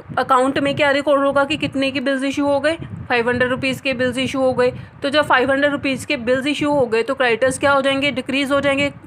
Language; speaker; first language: Hindi; non-native, local second language; Punjabi